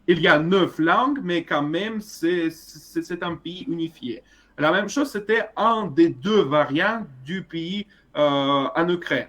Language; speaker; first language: French; non-native, fluent; Russian